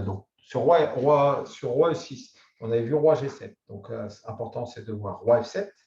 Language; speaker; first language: French; native; French